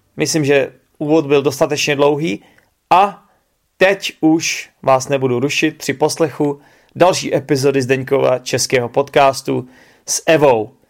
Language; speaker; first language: Czech; native; Czech